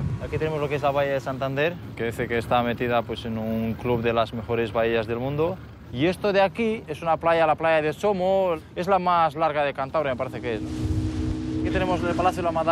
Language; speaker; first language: Spanish; non-native, fluent; Romanian